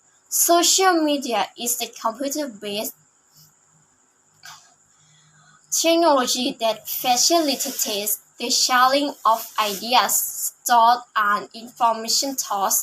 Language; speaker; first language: English; non-native, learner; Thai